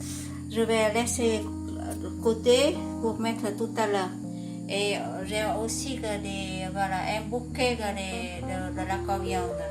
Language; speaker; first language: French; non-native, learner; Vietnamese